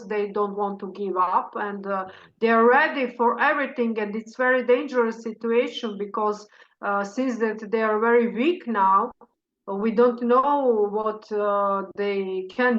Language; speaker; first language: English; non-native, fluent; Serbian